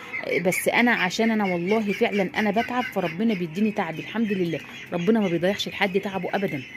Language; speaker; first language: Arabic; native; Arabic